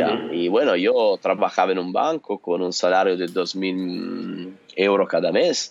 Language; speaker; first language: Spanish; non-native, learner; Italian